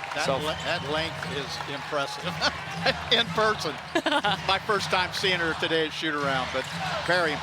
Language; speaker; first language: English; native; English